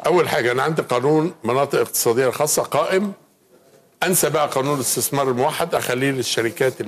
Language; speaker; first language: Arabic; native; Arabic